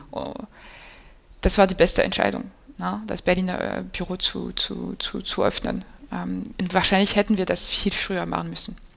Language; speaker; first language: German; non-native, fluent; French